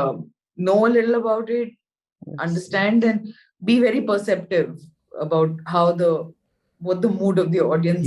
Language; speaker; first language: English; non-native, local second language; Hindi